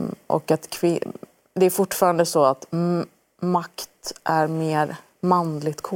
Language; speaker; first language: Swedish; early bilingual, other home language; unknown